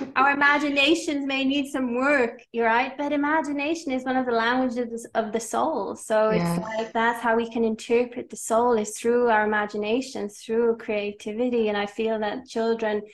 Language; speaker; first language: English; native; English